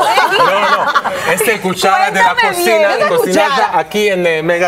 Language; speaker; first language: Spanish; non-native, learner; Hebrew